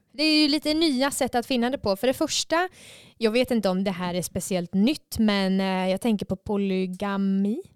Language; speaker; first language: Swedish; native; Swedish